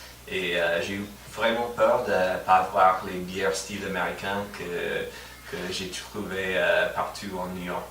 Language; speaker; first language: French; non-native, fluent; English